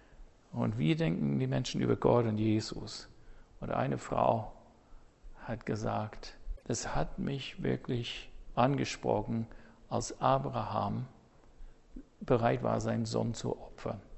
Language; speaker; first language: German; non-native, fluent; English